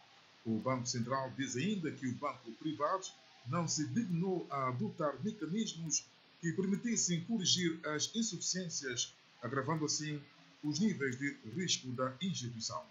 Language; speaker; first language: Portuguese; native; Portuguese